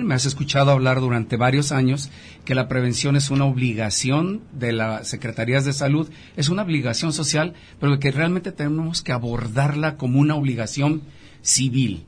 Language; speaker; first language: Spanish; native; Spanish